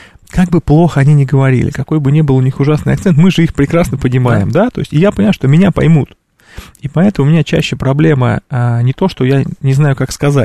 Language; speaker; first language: Russian; native; Russian